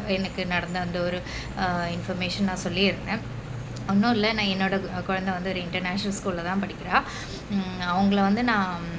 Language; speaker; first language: Tamil; non-native, local second language; Malayalam